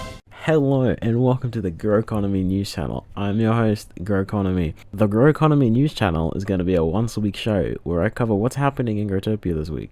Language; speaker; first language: English; native; English